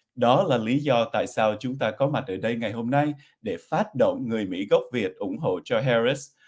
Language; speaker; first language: Vietnamese; early bilingual, heritage; Vietnamese